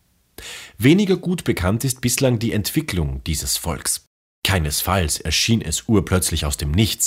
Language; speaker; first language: German; native; German